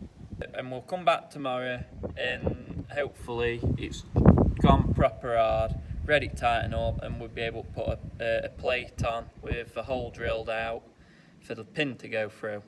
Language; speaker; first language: English; native; English